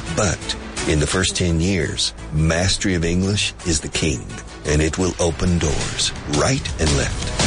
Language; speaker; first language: English; native; English